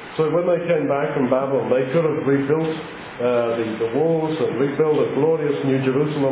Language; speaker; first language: English; native; English